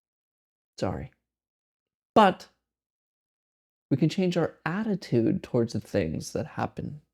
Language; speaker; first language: English; native; English